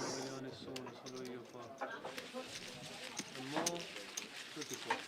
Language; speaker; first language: Italian; non-native, fluent; Albanian